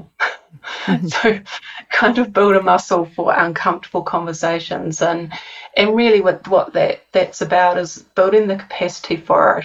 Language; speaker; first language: English; native; English